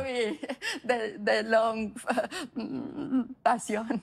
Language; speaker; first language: French; non-native, fluent; Romanian